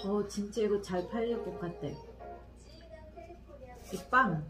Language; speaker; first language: Korean; non-native, learner; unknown